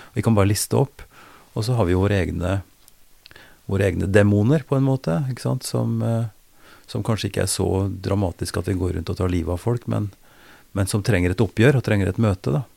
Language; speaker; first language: Norwegian; native; Norwegian